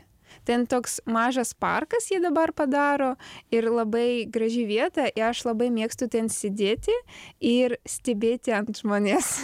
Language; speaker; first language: Lithuanian; non-native, learner; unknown